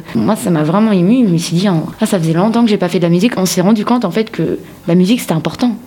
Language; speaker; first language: French; non-native, local second language; Malagasy